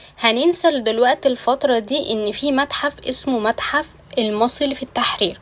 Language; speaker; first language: Arabic; native; Arabic